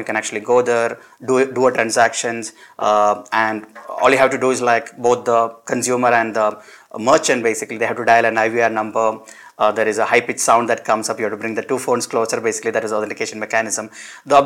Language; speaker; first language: English; non-native, local second language; Malayalam